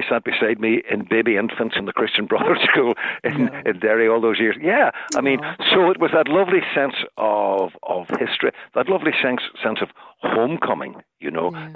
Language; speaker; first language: English; native; English